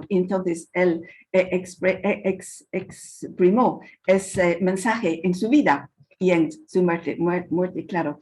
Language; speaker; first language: Spanish; non-native, fluent; English